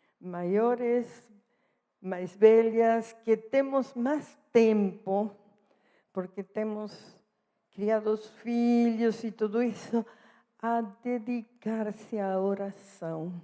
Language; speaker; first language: Portuguese; non-native, fluent; Spanish